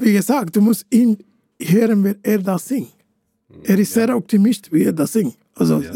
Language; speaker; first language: German; non-native, fluent; Spanish